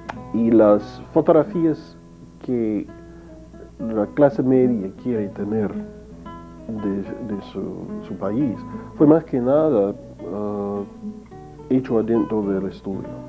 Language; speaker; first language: Spanish; non-native, fluent; English